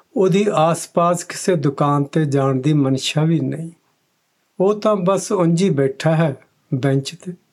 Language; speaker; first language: Punjabi; native; Punjabi